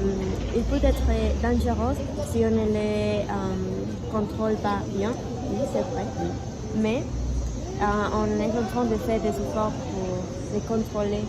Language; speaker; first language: French; non-native, learner; Spanish